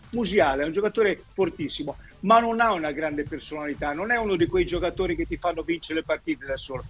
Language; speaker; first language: Italian; native; Italian